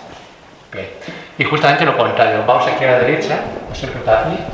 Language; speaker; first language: Spanish; native; Spanish